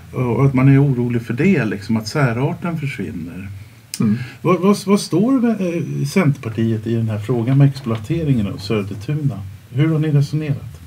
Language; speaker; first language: Swedish; native; Swedish